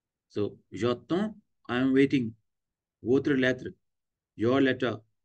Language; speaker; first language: English; non-native, local second language; Hindi